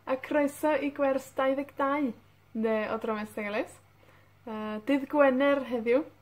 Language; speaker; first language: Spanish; non-native, fluent; Welsh